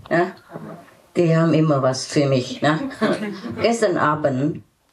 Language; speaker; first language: German; non-native, learner; Vietnamese